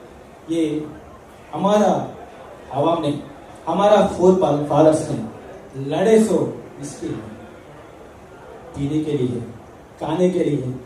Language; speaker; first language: Hindi; non-native, local second language; Telugu